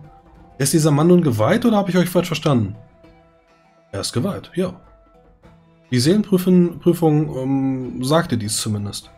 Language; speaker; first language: German; native; German